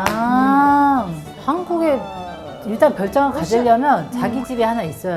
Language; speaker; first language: Korean; native; Korean